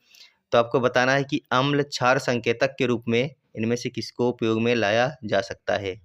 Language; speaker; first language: Hindi; native; Hindi